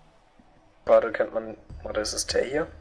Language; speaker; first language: German; native; German